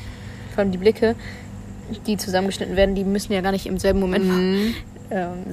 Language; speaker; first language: German; native; German